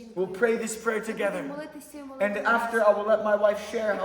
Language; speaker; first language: English; native; English